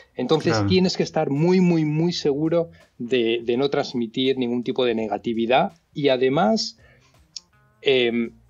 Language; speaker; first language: Spanish; native; Spanish